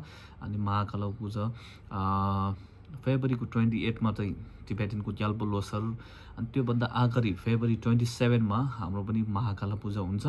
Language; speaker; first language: Nepali; non-native, local second language; Tibetan